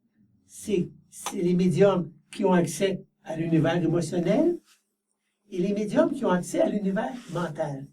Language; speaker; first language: French; native; French